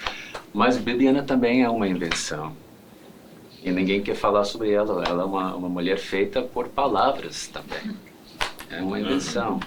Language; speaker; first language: Portuguese; non-native, fluent; English